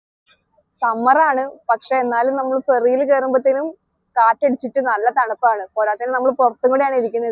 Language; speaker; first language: Malayalam; native; Malayalam